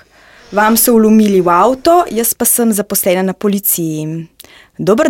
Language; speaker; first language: Slovenian; native; Slovenian